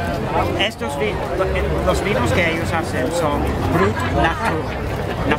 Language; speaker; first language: Spanish; non-native, fluent; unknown